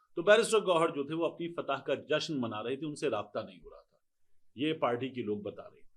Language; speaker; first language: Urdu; native; Urdu